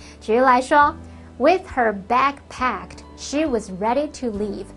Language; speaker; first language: English; non-native, fluent; Chinese